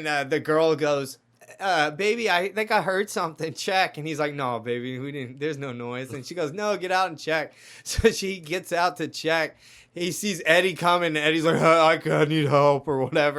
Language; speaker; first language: English; native; English